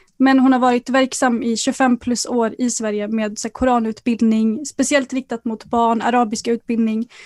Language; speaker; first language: Swedish; early bilingual, other home language; Arabic